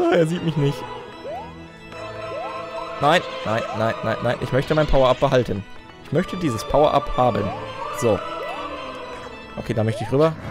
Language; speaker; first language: German; native; German